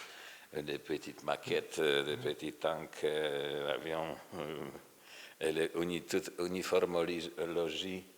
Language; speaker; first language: French; non-native, fluent; Polish